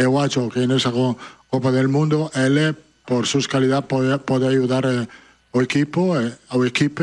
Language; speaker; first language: Portuguese; non-native, fluent; Italian